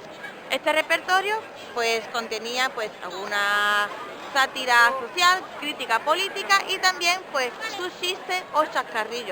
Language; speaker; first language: Spanish; native; Spanish